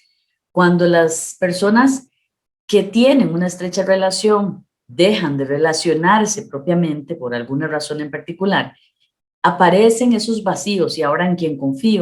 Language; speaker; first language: Spanish; native; Spanish